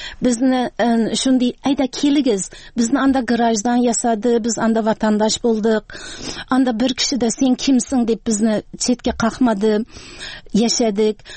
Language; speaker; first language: Tatar; early bilingual, heritage; Tatar